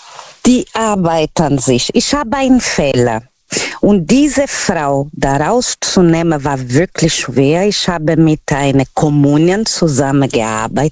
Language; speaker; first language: German; non-native, learner; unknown